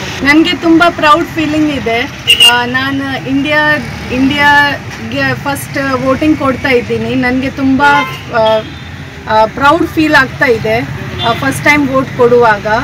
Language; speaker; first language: Kannada; non-native, local second language; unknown